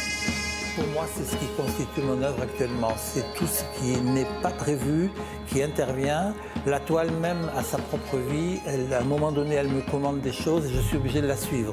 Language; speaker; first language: French; native; French